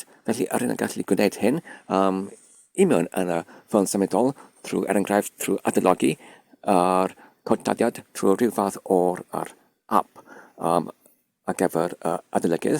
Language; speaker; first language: Welsh; non-native, fluent; English